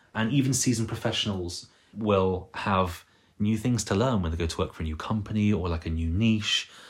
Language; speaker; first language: English; native; English